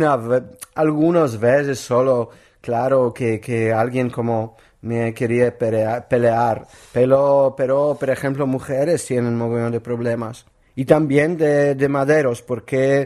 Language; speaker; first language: Spanish; non-native, learner; Polish